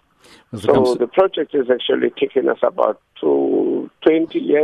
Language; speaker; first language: English; non-native, local second language; Xhosa